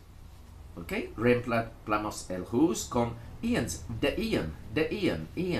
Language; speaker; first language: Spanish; non-native, fluent; English